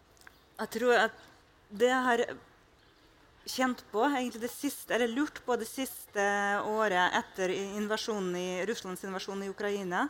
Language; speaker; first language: Norwegian; non-native, fluent; Russian